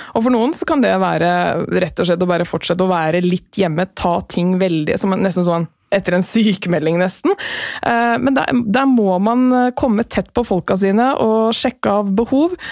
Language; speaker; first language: Norwegian; native; Norwegian